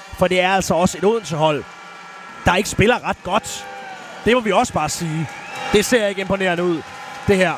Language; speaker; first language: Danish; native; Danish